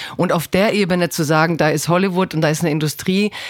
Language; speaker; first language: German; native; German